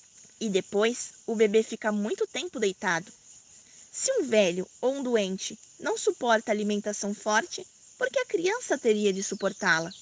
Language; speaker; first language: Portuguese; native; Portuguese